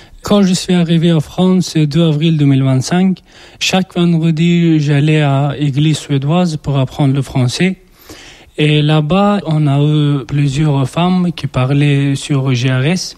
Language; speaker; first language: French; non-native, learner; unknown